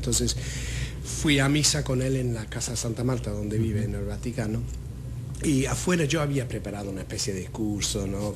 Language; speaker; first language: Spanish; non-native, fluent; English